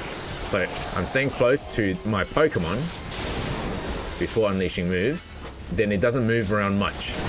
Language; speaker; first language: English; native; English